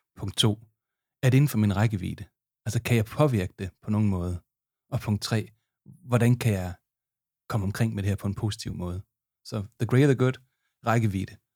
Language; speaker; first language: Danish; native; Danish